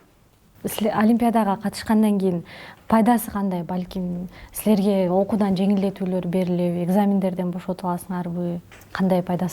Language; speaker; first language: Kyrgyz; native; Kyrgyz